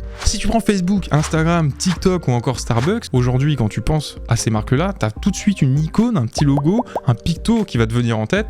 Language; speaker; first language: French; native; French